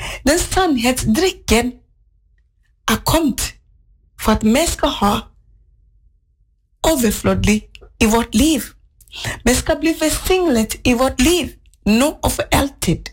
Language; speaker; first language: Swedish; non-native, learner; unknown